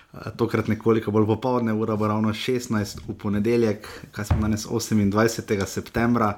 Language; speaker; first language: Slovenian; native; Slovenian